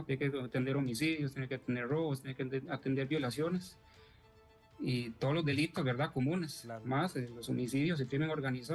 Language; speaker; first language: Spanish; native; Spanish